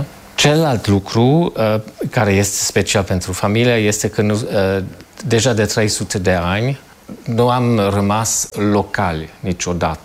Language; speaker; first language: Romanian; non-native, fluent; German